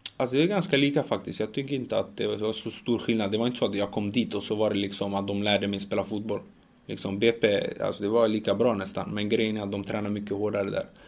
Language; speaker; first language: Swedish; early bilingual, other home language; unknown